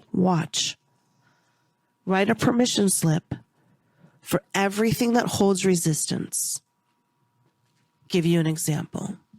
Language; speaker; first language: English; native; English